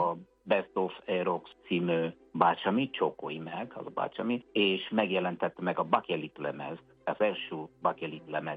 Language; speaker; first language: Hungarian; non-native, fluent; Italian